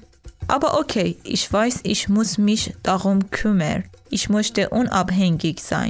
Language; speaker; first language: German; non-native, learner; Persian